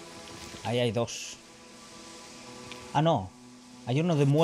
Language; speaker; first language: Spanish; native; Spanish